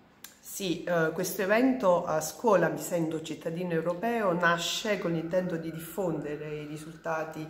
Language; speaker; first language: Italian; native; Italian